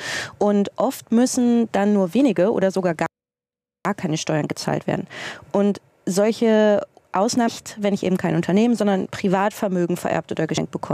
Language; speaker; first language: German; native; German